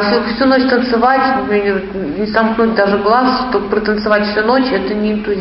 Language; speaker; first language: Russian; native; Russian